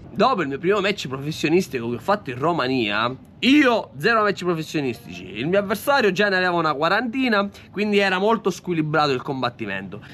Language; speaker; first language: Italian; non-native, local second language; Sicilian